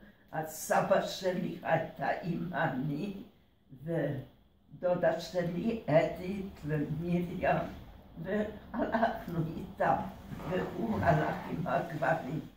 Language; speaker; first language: Hebrew; early bilingual, other home language; Hungarian